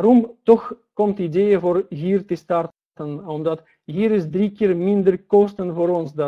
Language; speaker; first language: Dutch; non-native, learner; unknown